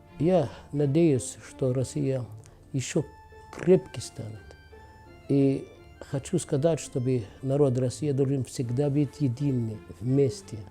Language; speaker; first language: Russian; non-native, fluent; Arabic